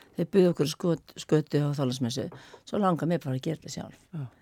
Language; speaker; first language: Icelandic; non-native, fluent; Faroese